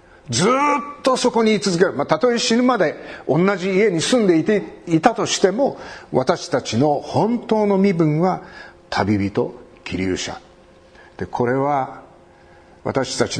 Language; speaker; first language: Japanese; native; Japanese